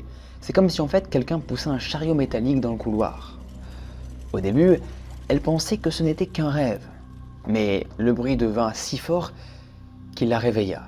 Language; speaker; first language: French; native; French